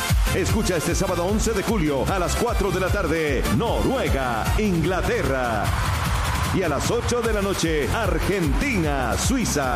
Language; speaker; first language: Spanish; native; Spanish